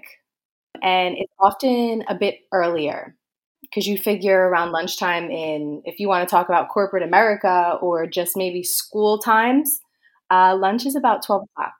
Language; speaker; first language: English; native; English